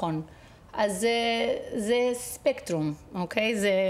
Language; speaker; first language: Hebrew; non-native, fluent; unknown